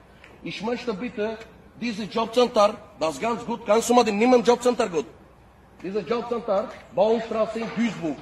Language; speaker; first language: German; non-native, learner; Bulgarian